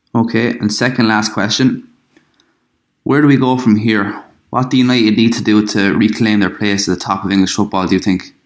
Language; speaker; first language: English; native; English